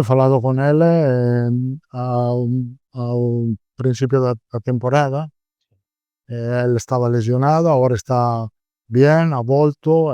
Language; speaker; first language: Portuguese; non-native, learner; Italian